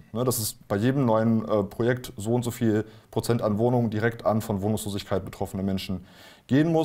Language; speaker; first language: German; native; German